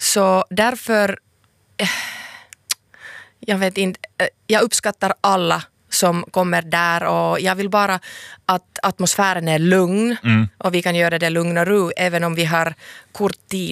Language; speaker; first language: Swedish; non-native, local second language; Finnish